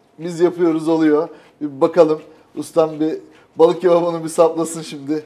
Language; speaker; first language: Turkish; native; Turkish